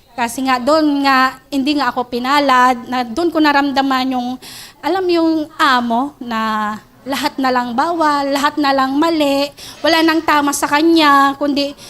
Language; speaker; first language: Filipino; non-native, local second language; Iloko